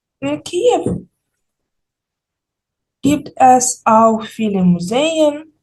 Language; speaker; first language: German; non-native, fluent; Ukrainian